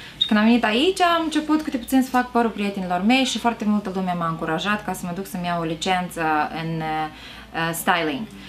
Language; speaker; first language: Romanian; native; Romanian